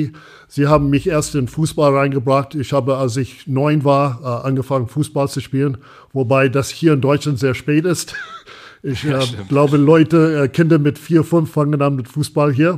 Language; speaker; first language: German; non-native, fluent; English